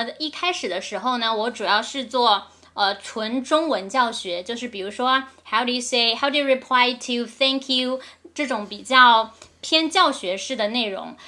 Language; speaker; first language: Chinese; native; Chinese